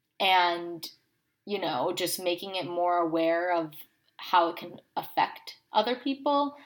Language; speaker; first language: English; native; English